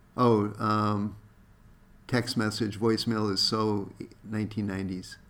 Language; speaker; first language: English; native; English